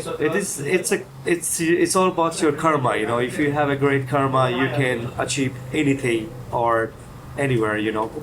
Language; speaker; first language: English; non-native, fluent; Hindi